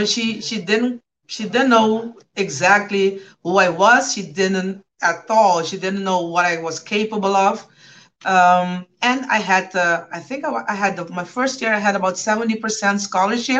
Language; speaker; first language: English; non-native, fluent; Papiamento